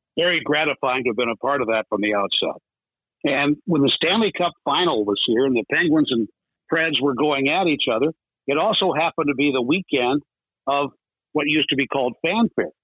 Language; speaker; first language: English; native; English